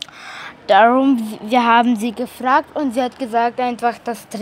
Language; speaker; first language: German; early bilingual, other home language; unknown